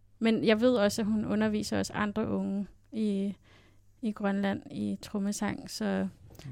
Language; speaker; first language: Danish; native; Danish